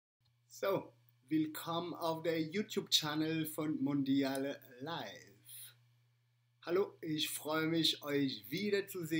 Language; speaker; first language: German; non-native, fluent; French